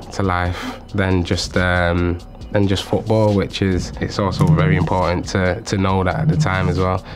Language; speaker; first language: English; native; English